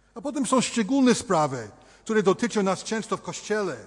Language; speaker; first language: Polish; early bilingual, other home language; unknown